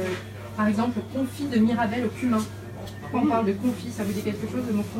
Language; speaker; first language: French; native; French